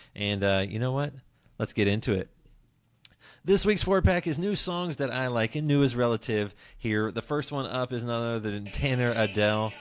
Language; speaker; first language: English; native; English